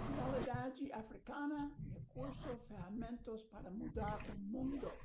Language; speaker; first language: Portuguese; non-native, learner; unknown